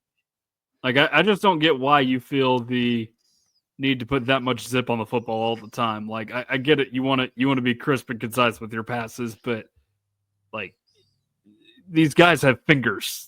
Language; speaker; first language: English; native; English